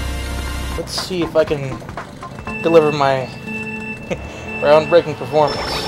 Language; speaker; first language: English; native; English